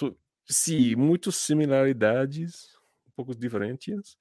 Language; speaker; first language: Portuguese; non-native, learner; English